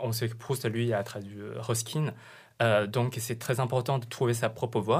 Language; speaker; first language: French; non-native, fluent; Chinese